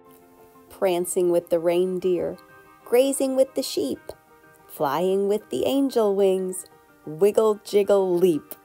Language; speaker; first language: English; native; English